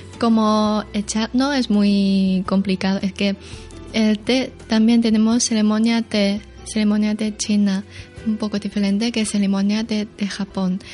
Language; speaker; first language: Spanish; non-native, learner; Chinese